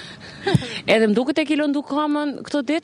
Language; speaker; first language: Albanian; native; Albanian